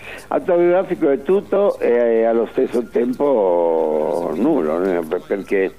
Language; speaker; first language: Italian; early bilingual, heritage; Spanish